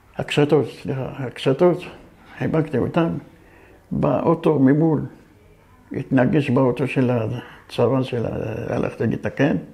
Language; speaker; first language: Hebrew; early bilingual, other home language; Arabic